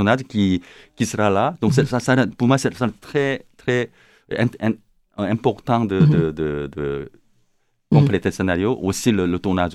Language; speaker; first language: French; non-native, learner; Korean